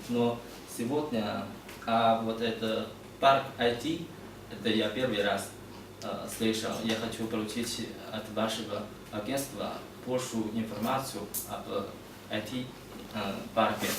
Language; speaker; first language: Russian; non-native, learner; Chinese